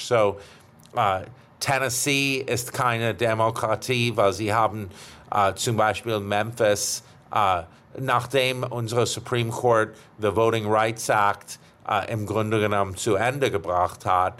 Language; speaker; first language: German; non-native, fluent; English